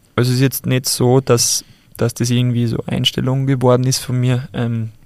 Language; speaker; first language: German; native; German